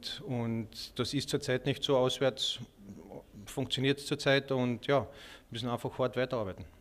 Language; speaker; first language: German; native; German